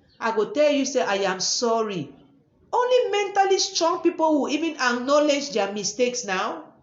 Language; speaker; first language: Nigerian Pidgin; native; Nigerian Pidgin